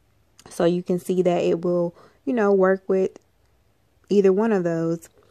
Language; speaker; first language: English; native; English